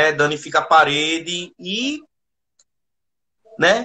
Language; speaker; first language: Portuguese; native; Portuguese